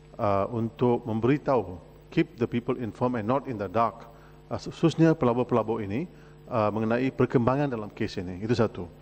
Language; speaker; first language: Malay; non-native, local second language; Tamil